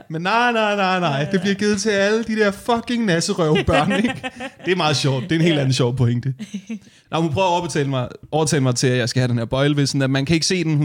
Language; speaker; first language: Danish; native; Danish